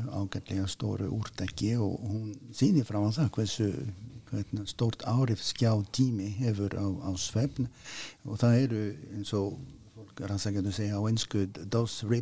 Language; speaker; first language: Icelandic; non-native, fluent; French